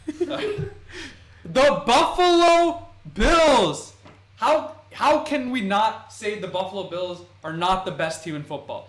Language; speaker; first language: English; native; English